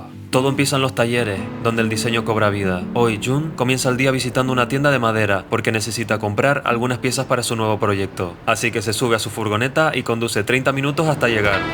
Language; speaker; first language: Spanish; native; Spanish